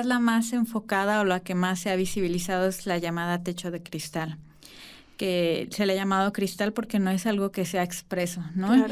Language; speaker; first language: Spanish; native; Spanish